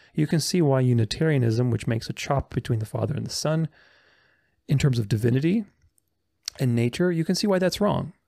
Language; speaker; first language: English; non-native, fluent; Romanian